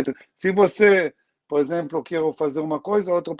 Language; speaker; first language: Portuguese; non-native, learner; Hebrew